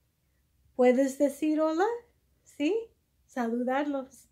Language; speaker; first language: Spanish; early bilingual, heritage; Spanish